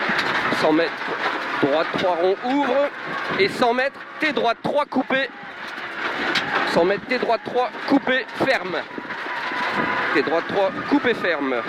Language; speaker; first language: French; native; French